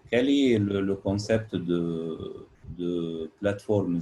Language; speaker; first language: French; non-native, learner; Arabic